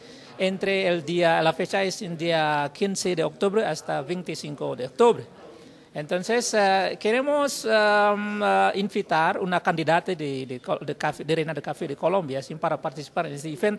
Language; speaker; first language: Spanish; non-native, learner; Indonesian